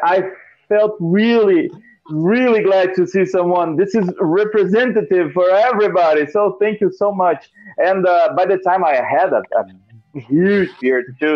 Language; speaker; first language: English; non-native, fluent; Portuguese